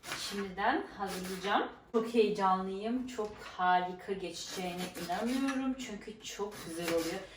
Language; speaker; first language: Turkish; early bilingual, heritage; Turkish